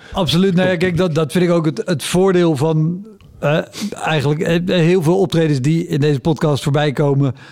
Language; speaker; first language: Dutch; native; Dutch